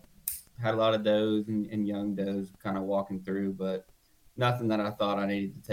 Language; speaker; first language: English; native; English